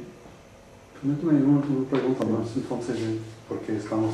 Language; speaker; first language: Spanish; non-native, learner; English